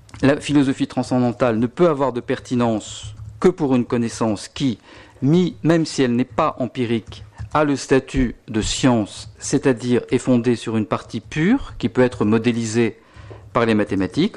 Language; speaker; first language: French; native; French